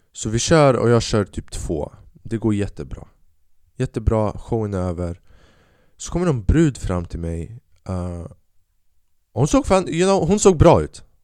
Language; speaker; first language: Swedish; early bilingual, other home language; Albanian